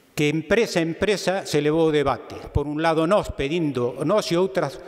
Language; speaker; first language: Spanish; non-native, local second language; Galician